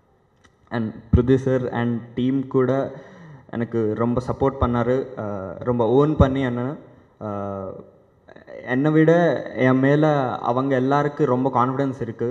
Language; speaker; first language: Tamil; non-native, learner; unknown